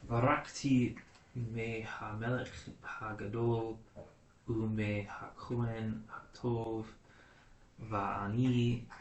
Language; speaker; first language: Hebrew; non-native, learner; English